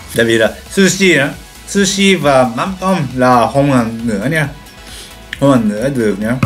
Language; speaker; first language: Vietnamese; non-native, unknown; Japanese